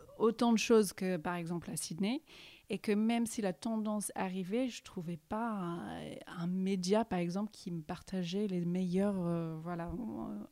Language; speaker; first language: French; early bilingual, heritage; English